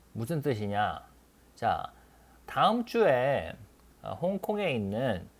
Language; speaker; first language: Korean; native; Korean